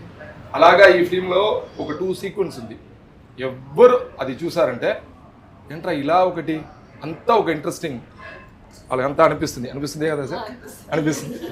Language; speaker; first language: Telugu; non-native, fluent; Tamil